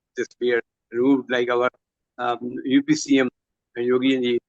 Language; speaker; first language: English; non-native, local second language; Hindi